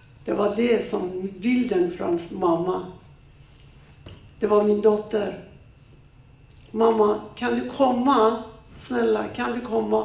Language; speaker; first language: Swedish; non-native, fluent; Persian